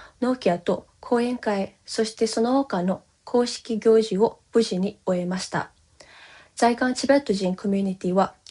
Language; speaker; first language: Japanese; non-native, fluent; Tibetan